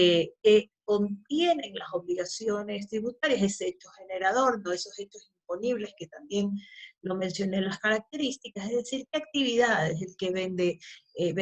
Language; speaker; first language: Spanish; native; Spanish